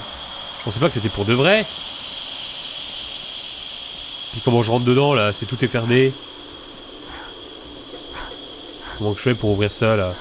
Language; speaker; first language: French; native; French